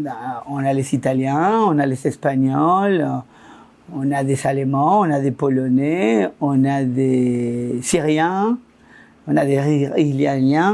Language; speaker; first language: French; non-native, fluent; Spanish